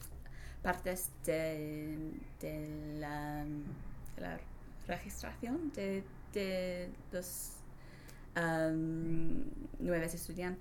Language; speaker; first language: Spanish; non-native, learner; English